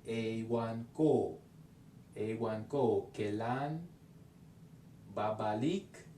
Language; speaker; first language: Filipino; non-native, learner; English